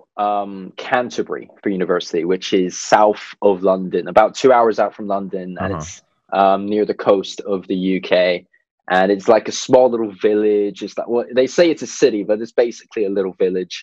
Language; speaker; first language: English; non-native, local second language; Cantonese